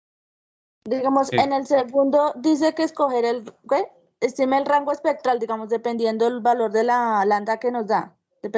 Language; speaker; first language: Spanish; native; Spanish